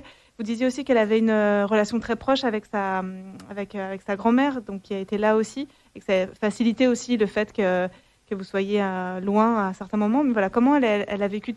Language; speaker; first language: French; native; French